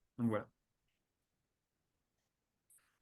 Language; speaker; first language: French; native; French